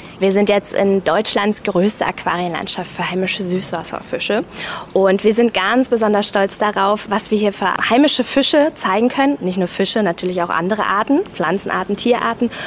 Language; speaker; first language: German; native; German